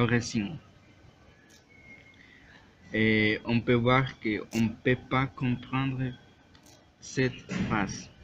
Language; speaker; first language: French; non-native, learner; Spanish